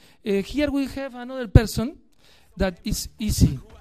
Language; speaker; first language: English; non-native, learner; Spanish